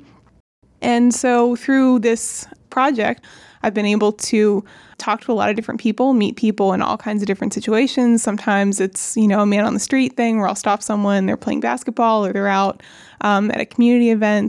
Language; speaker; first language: English; native; English